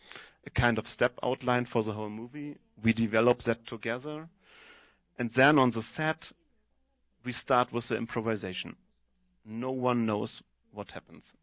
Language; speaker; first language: English; non-native, fluent; German